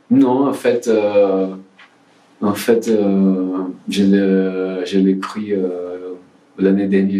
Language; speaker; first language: French; non-native, learner; Portuguese